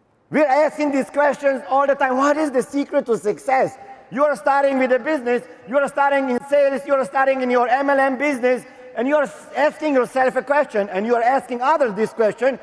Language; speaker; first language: English; non-native, fluent; Slovenian